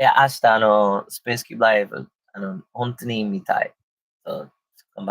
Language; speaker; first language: Japanese; non-native, learner; English